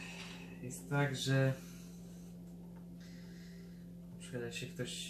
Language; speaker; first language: Polish; early bilingual, heritage; Polish